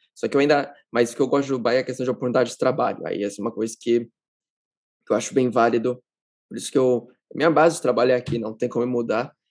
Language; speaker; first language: Portuguese; native; Portuguese